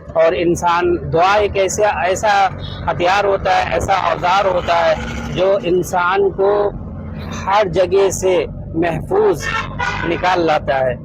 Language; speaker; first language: Hindi; native; Hindi